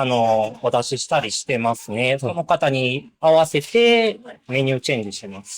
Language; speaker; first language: Japanese; native; Japanese